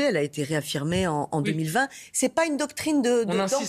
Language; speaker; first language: French; native; French